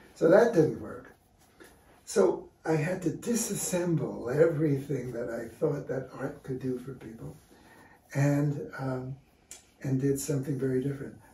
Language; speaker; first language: English; native; English